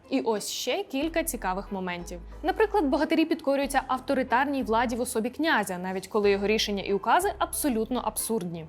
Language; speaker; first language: Ukrainian; non-native, local second language; Russian